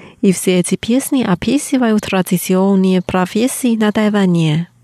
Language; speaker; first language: Russian; non-native, fluent; Chinese